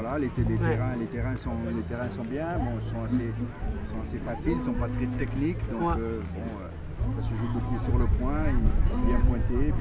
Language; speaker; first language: French; native; French